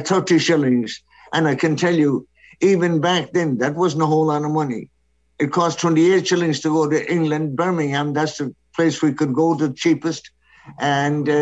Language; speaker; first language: English; non-native, local second language; Irish